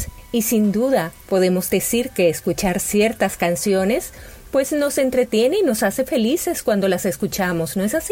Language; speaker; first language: Spanish; native; Spanish